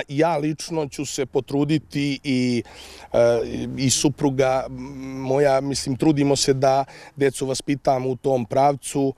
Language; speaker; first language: Serbian; native; Serbian